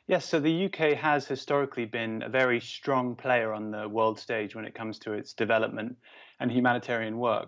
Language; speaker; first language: English; native; English